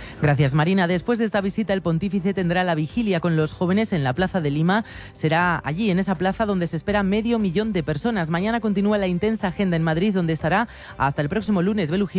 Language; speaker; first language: Spanish; native; Spanish